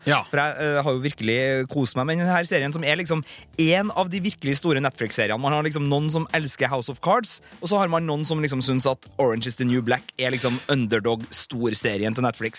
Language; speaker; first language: Norwegian; native; Norwegian